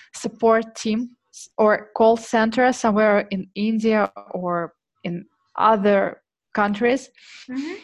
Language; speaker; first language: English; non-native, fluent; Russian